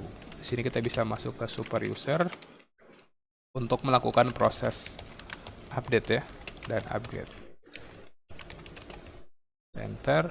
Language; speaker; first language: Indonesian; native; Indonesian